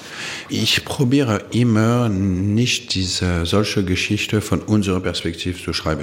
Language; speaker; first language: German; non-native, fluent; French